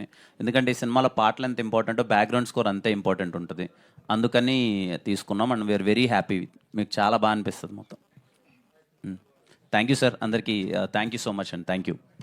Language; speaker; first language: Telugu; native; Telugu